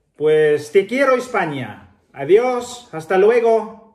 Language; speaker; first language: Spanish; non-native, learner; Filipino